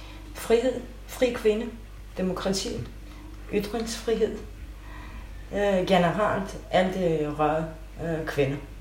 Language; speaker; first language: Danish; non-native, fluent; Kurdish